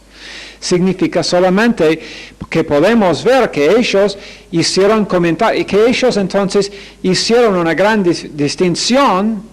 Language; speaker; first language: Spanish; non-native, fluent; English